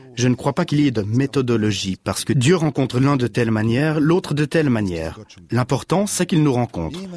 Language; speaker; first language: French; non-native, fluent; German